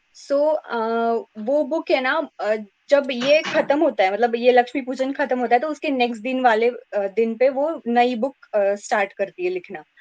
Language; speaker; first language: Hindi; non-native, local second language; Marathi